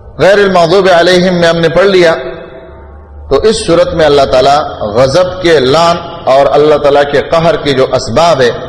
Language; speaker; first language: Urdu; non-native, local second language; Pashto